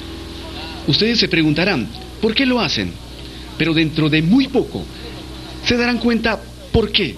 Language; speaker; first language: Spanish; native; Spanish